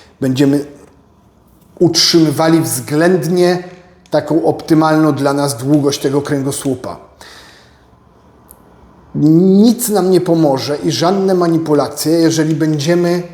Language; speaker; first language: Polish; native; Polish